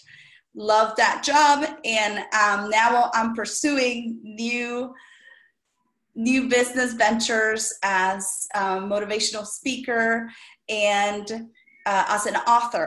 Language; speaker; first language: English; non-native, fluent; Spanish